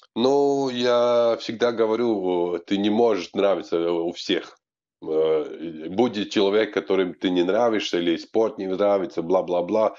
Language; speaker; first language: Russian; non-native, local second language; Latvian